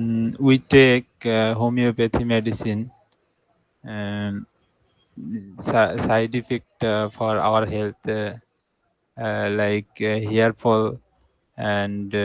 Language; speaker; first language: English; non-native, learner; Bangla